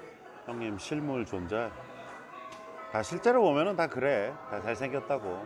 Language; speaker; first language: Korean; native; Korean